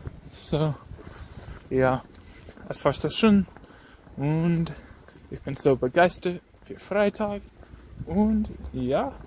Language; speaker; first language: German; non-native, learner; English